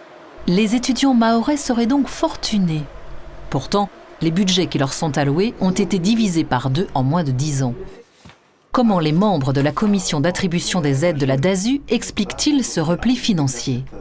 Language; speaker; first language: French; native; French